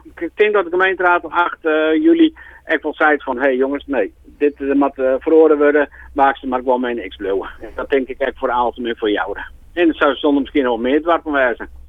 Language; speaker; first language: Dutch; non-native, local second language; Western Frisian